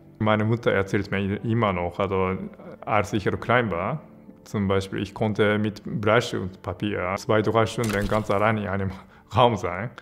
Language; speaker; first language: German; non-native, fluent; Japanese